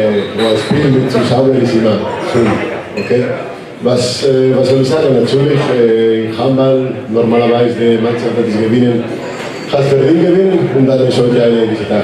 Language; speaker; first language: German; non-native, learner; Spanish